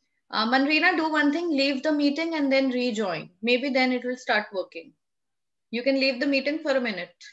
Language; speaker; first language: English; non-native, local second language; Hindi